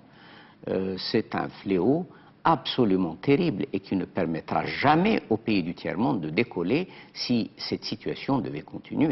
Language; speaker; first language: French; non-native, local second language; Arabic